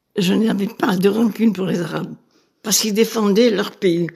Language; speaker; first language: French; native; French